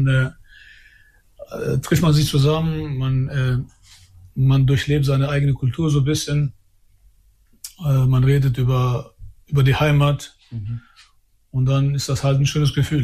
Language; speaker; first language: German; early bilingual, other home language; Albanian